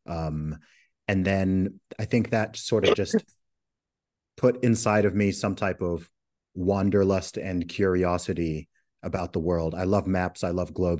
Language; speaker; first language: English; early bilingual, other home language; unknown